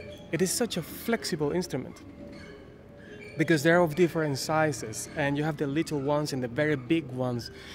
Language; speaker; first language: English; non-native, fluent; Spanish